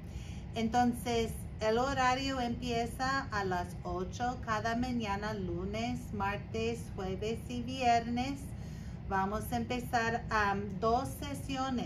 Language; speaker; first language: Spanish; non-native, learner; English